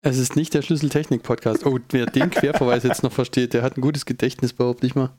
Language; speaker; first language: German; native; German